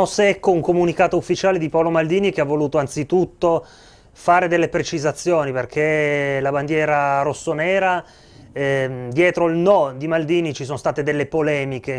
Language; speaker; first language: Italian; native; Italian